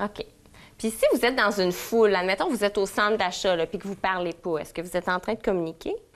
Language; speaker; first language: French; native; French